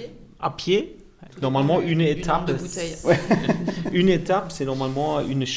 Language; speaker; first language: French; non-native, fluent; German